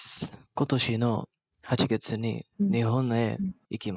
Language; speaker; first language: Japanese; non-native, learner; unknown